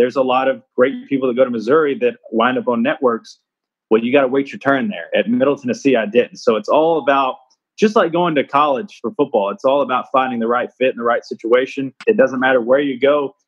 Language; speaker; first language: English; native; English